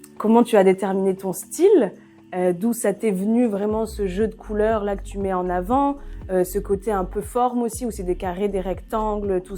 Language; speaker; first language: French; native; French